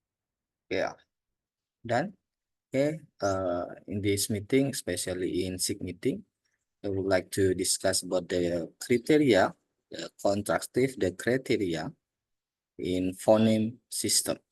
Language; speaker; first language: English; non-native, learner; Indonesian